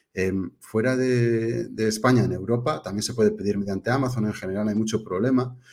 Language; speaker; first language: Spanish; native; Spanish